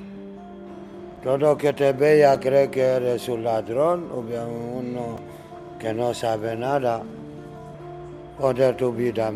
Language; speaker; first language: Spanish; non-native, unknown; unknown